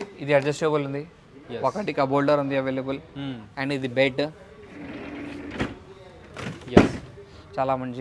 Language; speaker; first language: Telugu; non-native, local second language; Urdu